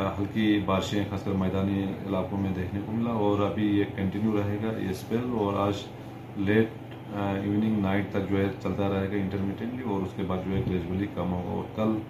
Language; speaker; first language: Hindi; non-native, local second language; Kashmiri